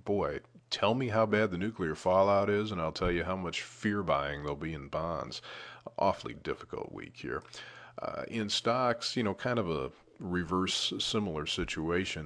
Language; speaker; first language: English; native; English